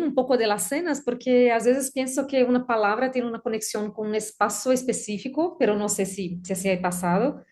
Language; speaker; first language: Spanish; non-native, learner; Portuguese